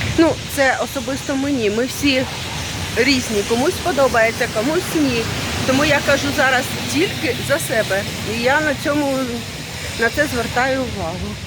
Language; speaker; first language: Ukrainian; non-native, local second language; Russian